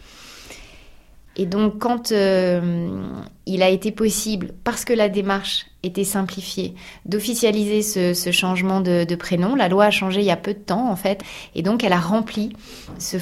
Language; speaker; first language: French; native; French